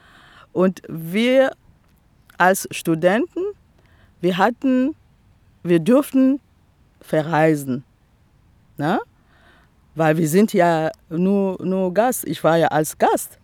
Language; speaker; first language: German; non-native, fluent; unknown